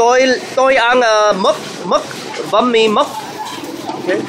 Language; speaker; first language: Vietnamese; early bilingual, heritage; Vietnamese